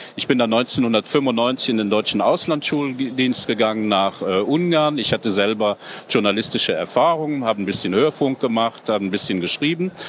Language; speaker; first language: German; native; German